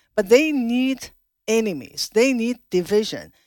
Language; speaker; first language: English; non-native, fluent; Chinese